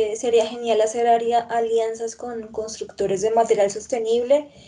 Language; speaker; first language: Spanish; native; Spanish